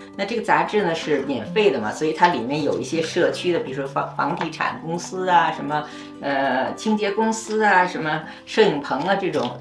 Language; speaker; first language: Chinese; native; Chinese